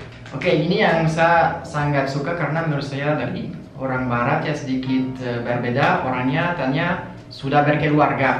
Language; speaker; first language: Indonesian; non-native, fluent; French